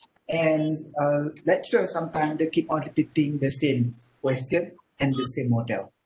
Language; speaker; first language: English; non-native, local second language; Malay